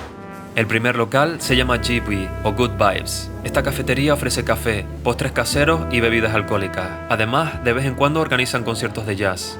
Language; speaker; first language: Spanish; native; Spanish